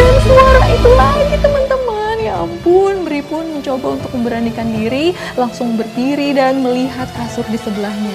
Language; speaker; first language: Indonesian; native; Indonesian